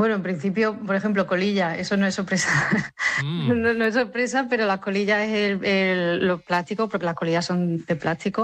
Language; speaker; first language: Spanish; native; Spanish